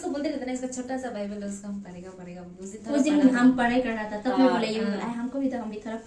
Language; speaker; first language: Hindi; non-native, local second language; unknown